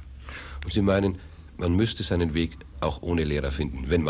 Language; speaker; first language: German; native; German